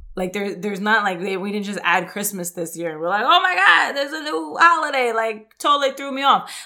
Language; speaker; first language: English; native; English